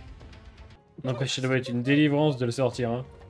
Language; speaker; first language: French; native; French